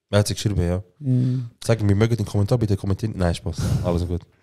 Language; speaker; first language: German; native; German